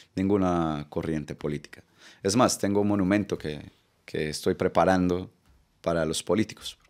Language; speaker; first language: Spanish; native; Spanish